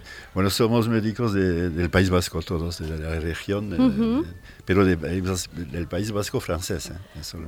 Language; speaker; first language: Spanish; non-native, fluent; French